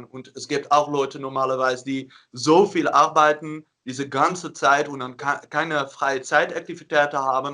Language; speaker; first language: German; non-native, learner; Dutch